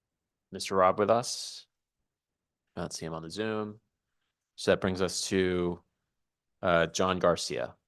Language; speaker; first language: English; native; English